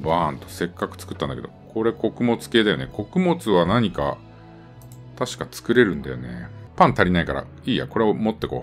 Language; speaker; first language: Japanese; native; Japanese